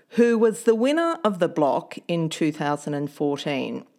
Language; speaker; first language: English; native; English